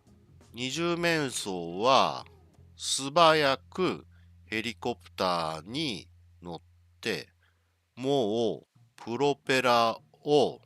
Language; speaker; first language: Japanese; non-native, learner; English